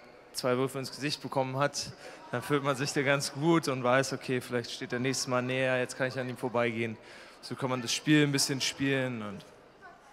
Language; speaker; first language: German; native; German